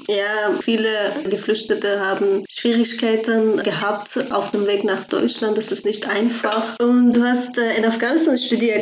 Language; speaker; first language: German; non-native, fluent; Persian